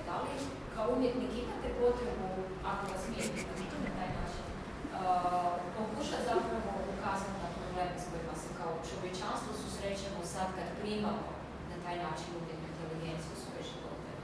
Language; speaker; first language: Croatian; native; Croatian